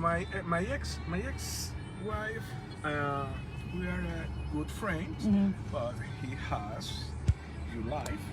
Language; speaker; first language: English; non-native, learner; Spanish